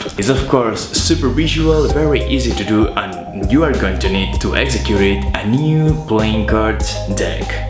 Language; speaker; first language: English; non-native, fluent; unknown